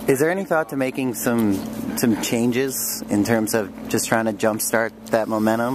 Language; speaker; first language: English; native; English